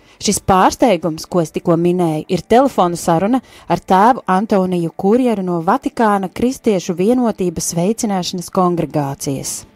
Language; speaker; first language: Latvian; native; Latvian